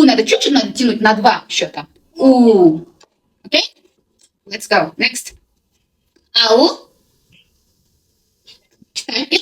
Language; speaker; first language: Russian; non-native, local second language; Kazakh